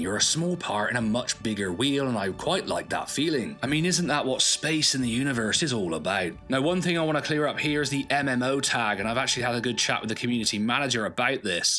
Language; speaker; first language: English; native; English